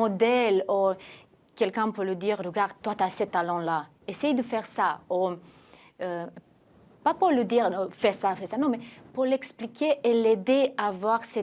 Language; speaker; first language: French; non-native, fluent; Romanian